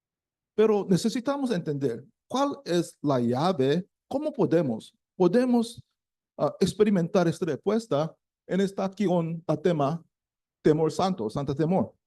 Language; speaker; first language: Spanish; non-native, learner; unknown